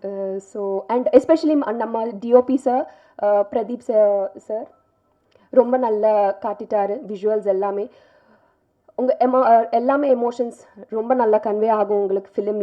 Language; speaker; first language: Tamil; non-native, local second language; Telugu